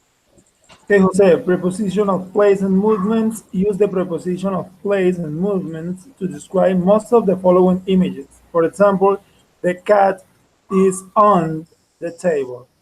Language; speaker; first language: English; non-native, fluent; Spanish